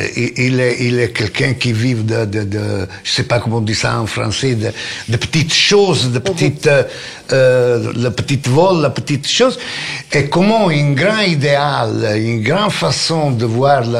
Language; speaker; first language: French; non-native, fluent; Italian